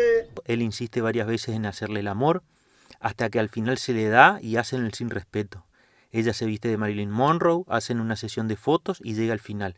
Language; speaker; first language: Spanish; native; Spanish